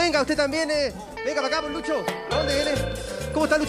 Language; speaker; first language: Spanish; native; Spanish